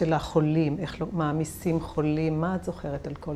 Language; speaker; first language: Hebrew; native; Hebrew